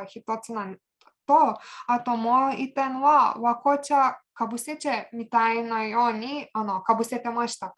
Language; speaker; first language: Japanese; non-native, fluent; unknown